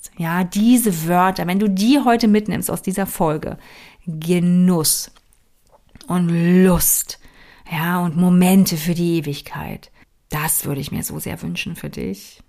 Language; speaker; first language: German; native; German